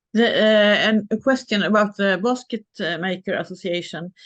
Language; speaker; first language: English; non-native, fluent; Swedish